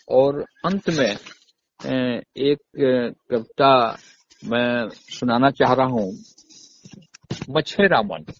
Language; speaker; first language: Hindi; native; Hindi